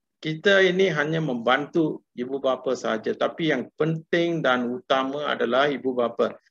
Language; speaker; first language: Malay; non-native, local second language; Tamil